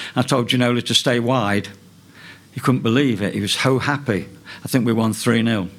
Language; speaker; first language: English; native; English